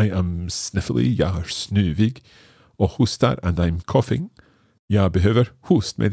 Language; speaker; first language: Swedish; non-native, learner; English